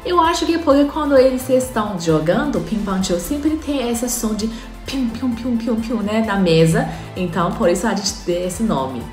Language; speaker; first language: Portuguese; non-native, fluent; Chinese